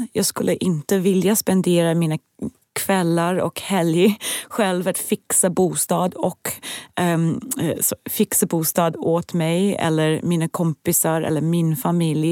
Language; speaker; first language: Swedish; non-native, fluent; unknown